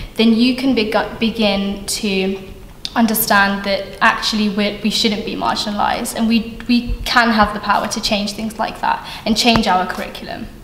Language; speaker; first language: English; native; English